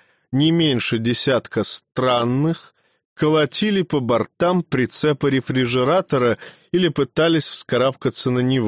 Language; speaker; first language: Russian; native; Russian